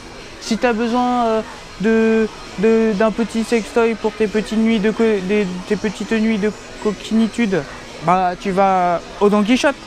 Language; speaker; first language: French; native; French